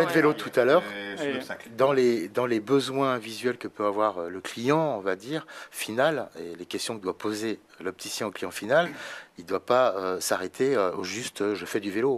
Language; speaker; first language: French; native; French